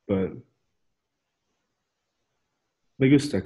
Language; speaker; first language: Spanish; non-native, learner; English